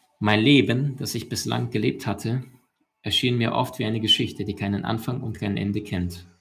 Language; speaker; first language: German; early bilingual, other home language; Russian